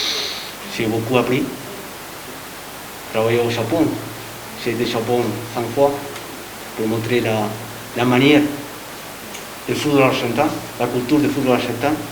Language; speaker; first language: French; non-native, learner; Spanish